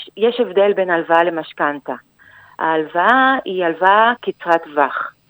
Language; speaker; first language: Hebrew; early bilingual, other home language; Spanish